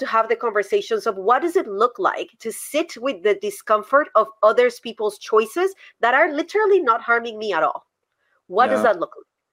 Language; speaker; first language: English; non-native, fluent; Spanish